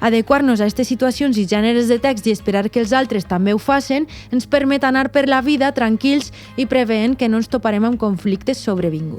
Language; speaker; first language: Catalan; native; Catalan